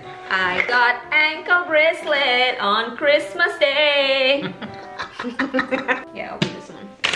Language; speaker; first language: English; non-native, fluent; Indonesian